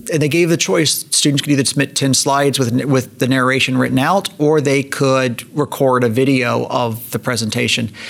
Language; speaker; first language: English; native; English